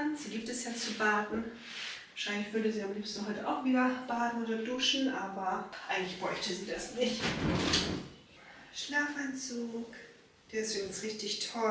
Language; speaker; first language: German; native; German